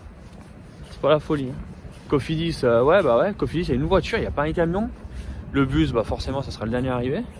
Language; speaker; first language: French; native; French